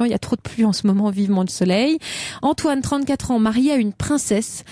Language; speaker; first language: French; native; French